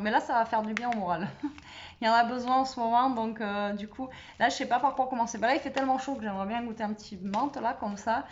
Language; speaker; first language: French; native; French